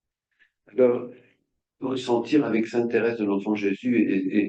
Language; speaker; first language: French; native; French